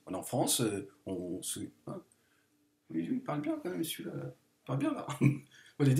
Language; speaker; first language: French; native; French